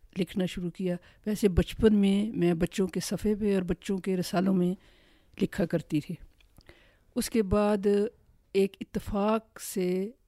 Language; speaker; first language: Urdu; native; Urdu